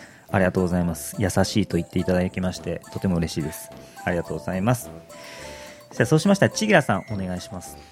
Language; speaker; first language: Japanese; native; Japanese